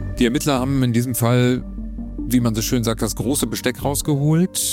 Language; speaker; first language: German; native; German